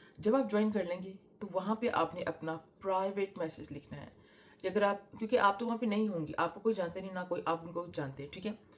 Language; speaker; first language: Urdu; non-native, local second language; Punjabi